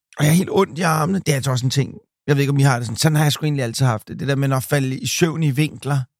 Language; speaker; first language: Danish; native; Danish